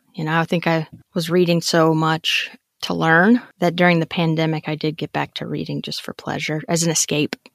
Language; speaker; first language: English; native; English